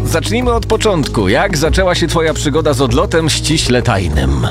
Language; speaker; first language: Polish; native; Polish